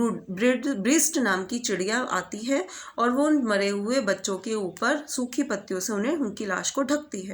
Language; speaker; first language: Hindi; native; Hindi